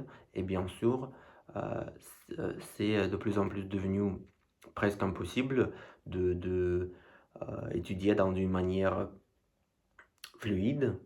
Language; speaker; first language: French; non-native, learner; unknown